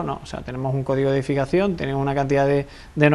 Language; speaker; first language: Spanish; native; Spanish